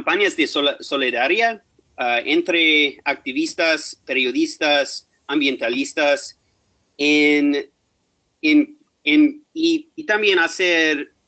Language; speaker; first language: Spanish; non-native, fluent; English